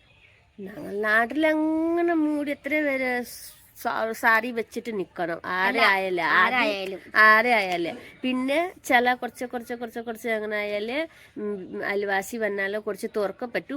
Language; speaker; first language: Malayalam; non-native, learner; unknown